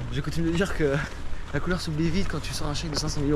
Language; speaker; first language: French; native; French